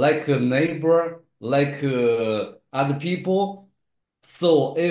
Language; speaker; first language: English; non-native, learner; Chinese